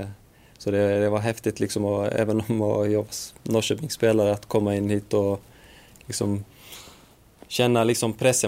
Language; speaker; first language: Swedish; non-native, fluent; Icelandic